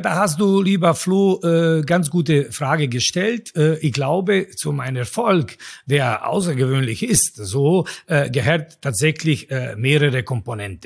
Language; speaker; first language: German; non-native, fluent; Croatian